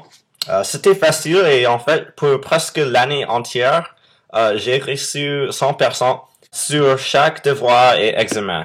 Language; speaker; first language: French; non-native, fluent; English